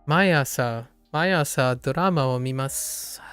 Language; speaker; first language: Japanese; non-native, learner; English